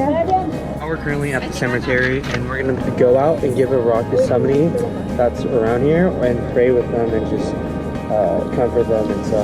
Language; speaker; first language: English; early bilingual, other home language; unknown